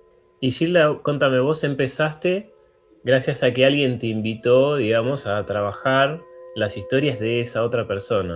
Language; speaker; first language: Spanish; native; Spanish